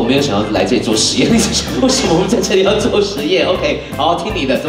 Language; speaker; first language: Chinese; native; Chinese